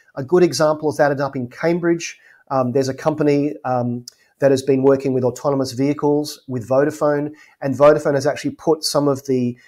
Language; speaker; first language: English; native; English